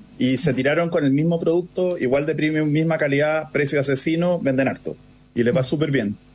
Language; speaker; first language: Spanish; native; Spanish